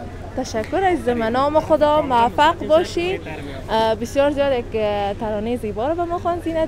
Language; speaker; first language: Persian; native; Persian